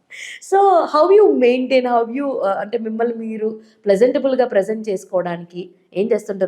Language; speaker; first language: Telugu; native; Telugu